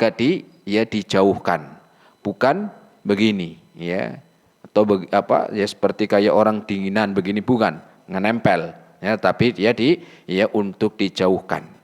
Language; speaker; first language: Indonesian; native; Indonesian